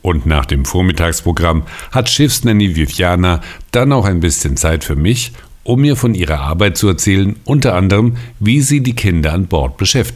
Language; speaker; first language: German; native; German